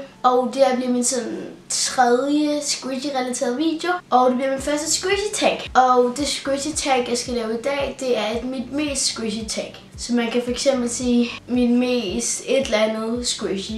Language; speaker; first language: Danish; native; Danish